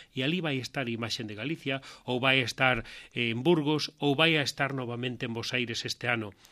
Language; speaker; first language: Galician; non-native, local second language; Spanish